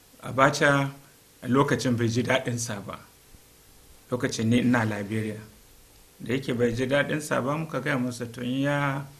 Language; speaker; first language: Hausa; non-native, local second language; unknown